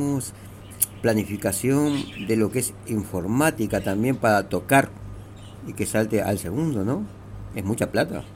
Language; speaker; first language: Spanish; native; Spanish